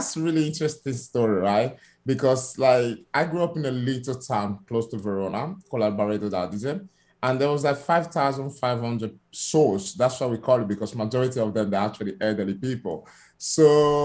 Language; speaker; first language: English; non-native, fluent; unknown